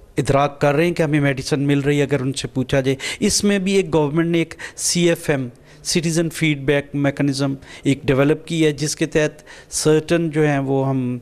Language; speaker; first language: Urdu; non-native, local second language; Punjabi